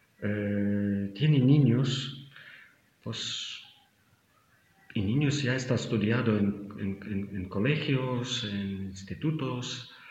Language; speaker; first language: Spanish; non-native, learner; Ukrainian